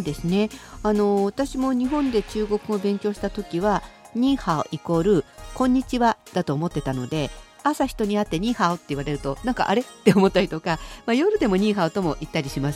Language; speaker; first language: Japanese; native; Japanese